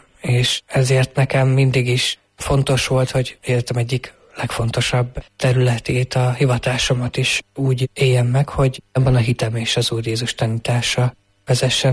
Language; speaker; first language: Hungarian; native; Hungarian